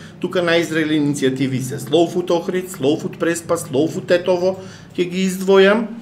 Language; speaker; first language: Macedonian; native; Macedonian